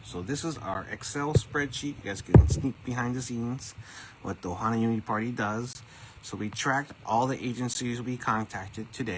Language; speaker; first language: English; native; English